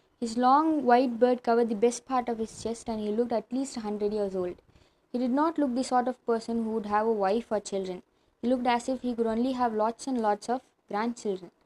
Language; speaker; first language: English; non-native, local second language; Tamil